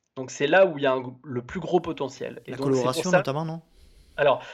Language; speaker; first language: French; native; French